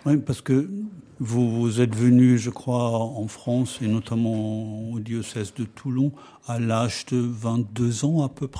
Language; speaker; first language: French; non-native, fluent; German